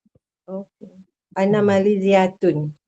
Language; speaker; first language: Malay; native; Malay